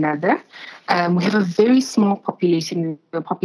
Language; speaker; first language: English; non-native, local second language; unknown